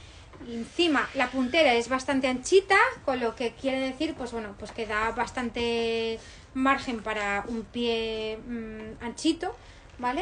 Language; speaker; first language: Spanish; native; Spanish